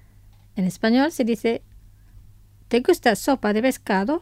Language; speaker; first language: Spanish; non-native, fluent; Indonesian